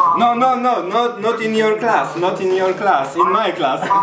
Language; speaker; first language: English; non-native, learner; Polish